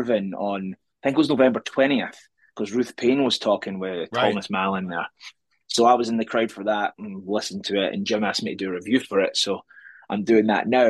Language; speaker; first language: English; native; English